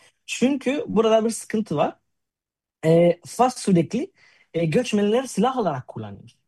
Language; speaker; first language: Turkish; non-native, fluent; Spanish